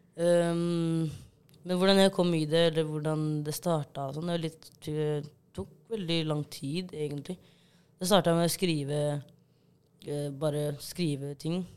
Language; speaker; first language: Norwegian; early bilingual, other home language; Somali